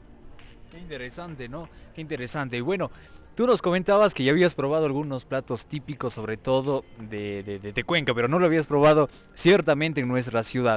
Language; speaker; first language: Spanish; native; Spanish